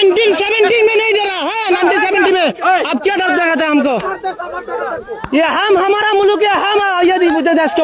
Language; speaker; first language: Hindi; non-native, learner; Bangla